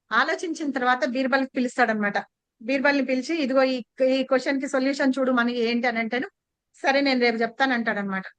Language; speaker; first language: Telugu; native; Telugu